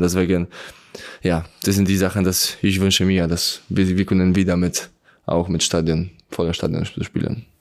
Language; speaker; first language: German; non-native, learner; Polish